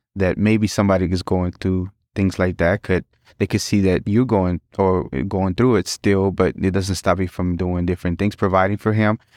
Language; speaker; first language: English; early bilingual, other home language; Spanish